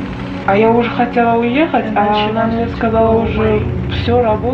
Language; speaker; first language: Russian; non-native, fluent; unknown